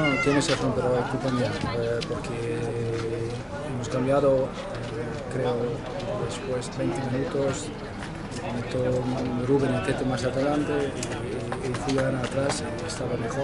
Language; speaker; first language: Spanish; non-native, learner; German